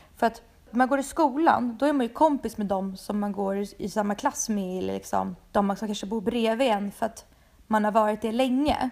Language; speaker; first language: Swedish; early bilingual, other home language; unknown